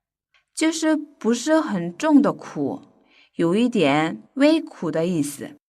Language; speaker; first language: Chinese; non-native, fluent; Korean